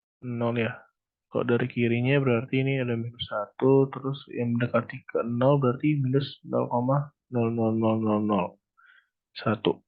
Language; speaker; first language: Indonesian; native; Indonesian